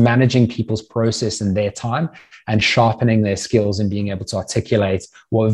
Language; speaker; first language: English; native; English